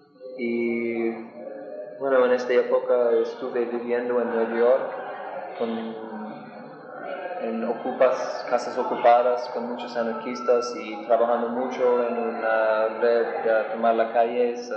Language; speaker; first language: Spanish; non-native, learner; English